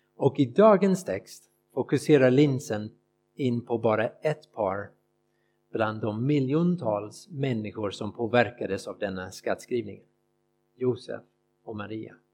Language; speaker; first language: Swedish; non-native, fluent; English